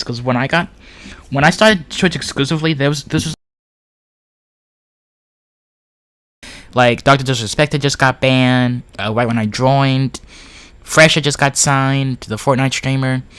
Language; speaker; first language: English; native; English